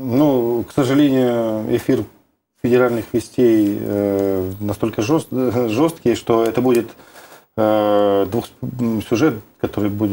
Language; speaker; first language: Russian; native; Russian